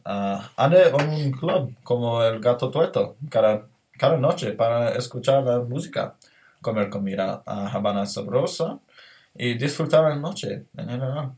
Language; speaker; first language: Spanish; non-native, learner; English